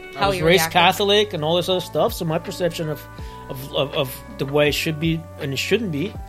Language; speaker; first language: English; early bilingual, other home language; Spanish